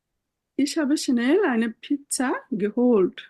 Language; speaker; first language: German; non-native, fluent; Bangla